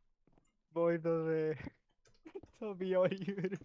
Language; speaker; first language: Japanese; non-native, learner; English